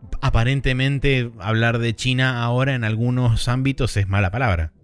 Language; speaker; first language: Spanish; native; Spanish